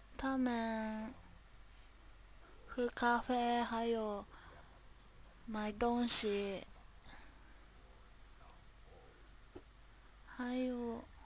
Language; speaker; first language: Chinese; non-native, learner; Japanese